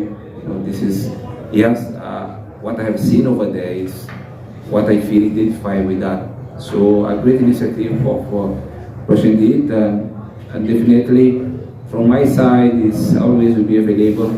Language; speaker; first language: English; non-native, fluent; Spanish